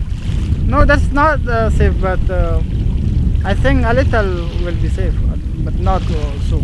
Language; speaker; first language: English; non-native, learner; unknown